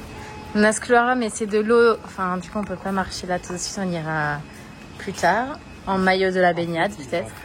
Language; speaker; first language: French; native; French